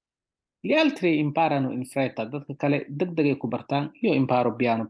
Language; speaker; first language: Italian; non-native, fluent; Somali